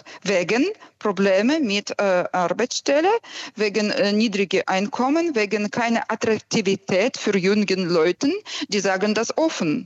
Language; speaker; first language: German; non-native, fluent; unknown